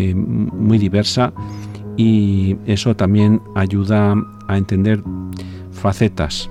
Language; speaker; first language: Spanish; native; Spanish